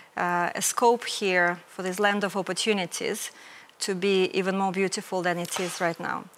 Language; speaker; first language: English; non-native, fluent; Ukrainian